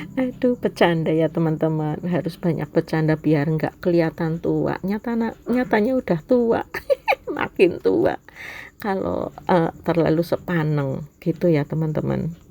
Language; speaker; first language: Indonesian; non-native, local second language; Javanese